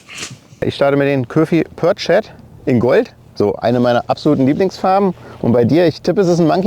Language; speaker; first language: German; native; German